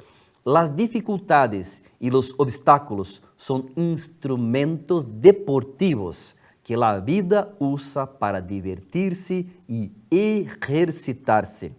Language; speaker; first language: Spanish; non-native, fluent; Portuguese